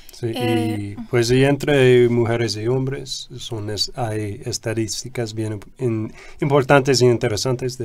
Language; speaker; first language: Spanish; non-native, fluent; English